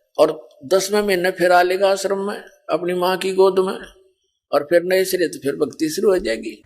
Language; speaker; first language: Hindi; native; Hindi